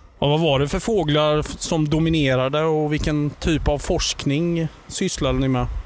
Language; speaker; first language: Swedish; native; Swedish